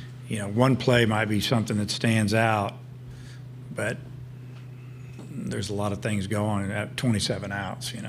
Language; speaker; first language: English; native; English